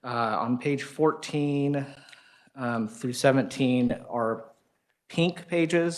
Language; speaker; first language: English; native; English